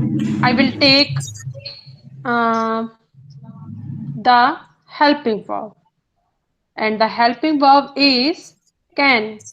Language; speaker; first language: English; non-native, learner; Hindi